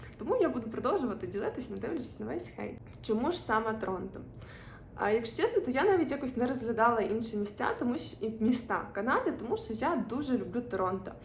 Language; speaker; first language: Ukrainian; non-native, local second language; Russian